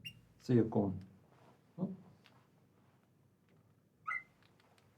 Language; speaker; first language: Arabic; non-native, fluent; English